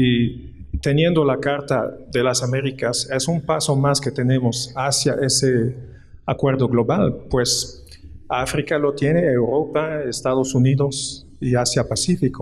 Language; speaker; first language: Spanish; non-native, fluent; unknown